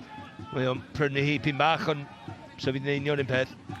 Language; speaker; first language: Welsh; native; Welsh